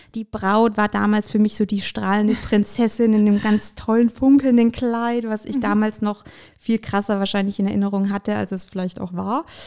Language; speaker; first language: German; early bilingual, other home language; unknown